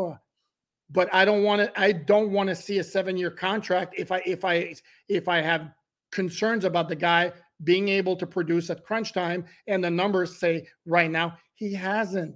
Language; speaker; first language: English; native; English